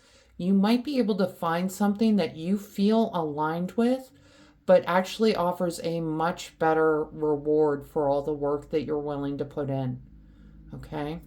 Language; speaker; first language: English; native; English